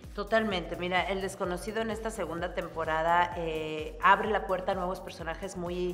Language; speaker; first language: Spanish; native; Spanish